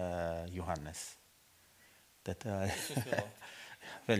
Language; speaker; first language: Norwegian; non-native, fluent; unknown